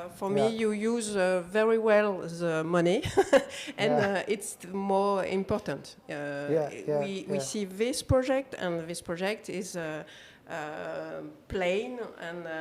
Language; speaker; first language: English; non-native, learner; French